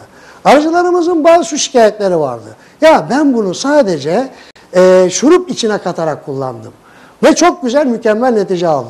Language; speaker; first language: Turkish; native; Turkish